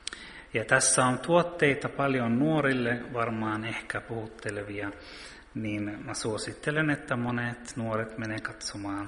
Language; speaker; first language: Finnish; early bilingual, heritage; Finnish